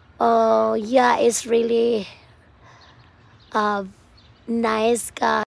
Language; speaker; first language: English; non-native, local second language; Cebuano